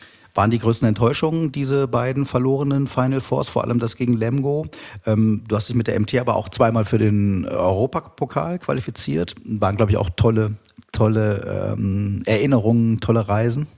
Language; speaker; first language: German; native; German